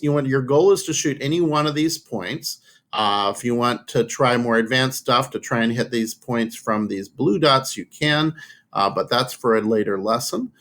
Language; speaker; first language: English; native; English